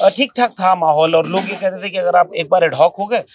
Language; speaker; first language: Hindi; native; Hindi